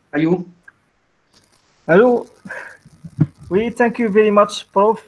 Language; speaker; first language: English; non-native, learner; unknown